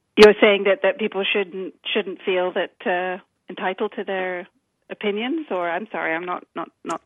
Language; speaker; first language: English; native; English